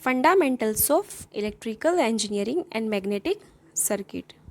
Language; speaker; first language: English; non-native, local second language; Gujarati